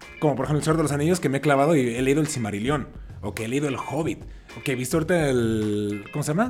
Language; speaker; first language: Spanish; native; Spanish